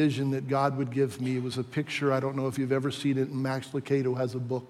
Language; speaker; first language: English; native; English